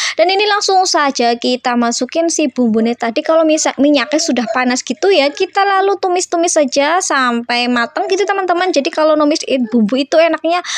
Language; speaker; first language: Indonesian; non-native, local second language; Javanese